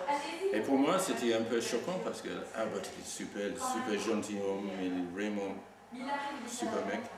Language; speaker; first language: French; non-native, fluent; English